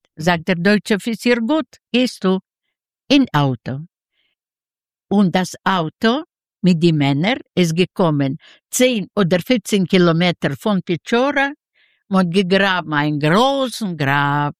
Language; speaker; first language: German; non-native, learner; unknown